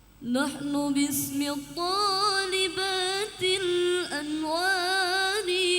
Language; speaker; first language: Arabic; non-native, learner; Javanese